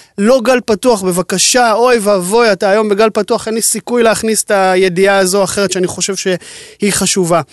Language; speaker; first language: Hebrew; native; Hebrew